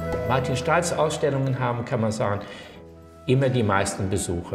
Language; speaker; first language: German; non-native, fluent; Swedish